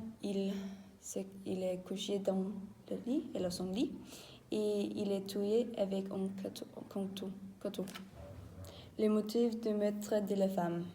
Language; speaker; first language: French; non-native, learner; Danish